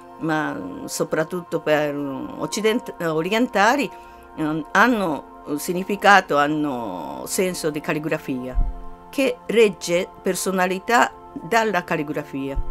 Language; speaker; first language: Italian; non-native, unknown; Japanese